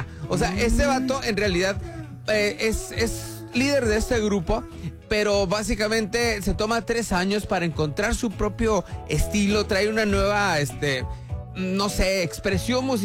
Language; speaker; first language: Spanish; native; Spanish